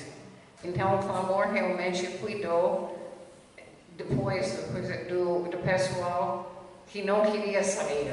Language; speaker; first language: Portuguese; non-native, fluent; English